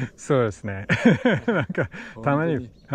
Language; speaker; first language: Japanese; non-native, learner; English